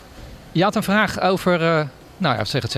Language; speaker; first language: Dutch; native; Dutch